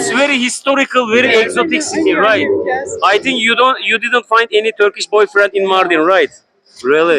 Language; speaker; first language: English; non-native, learner; Turkish